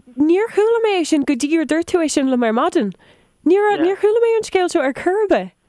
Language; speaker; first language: Irish; non-native, local second language; English